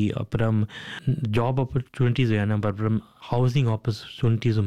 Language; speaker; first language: Tamil; early bilingual, heritage; Tamil